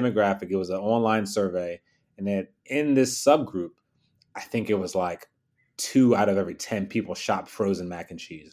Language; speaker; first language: English; native; English